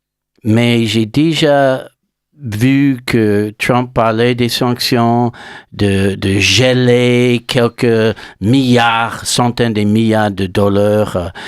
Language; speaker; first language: French; non-native, learner; English